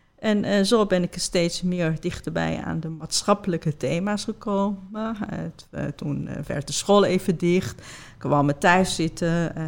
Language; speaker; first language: Dutch; non-native, fluent; Persian